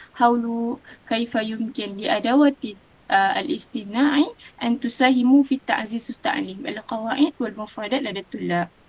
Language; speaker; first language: Arabic; non-native, learner; Malay